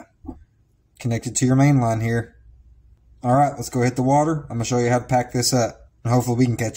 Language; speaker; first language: English; native; English